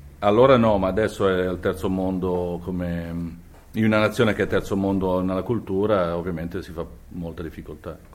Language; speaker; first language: Italian; native; Italian